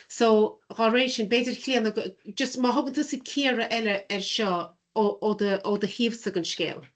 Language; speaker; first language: Irish; native; Irish